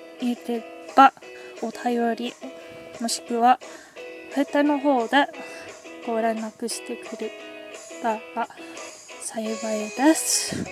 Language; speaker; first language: Japanese; non-native, learner; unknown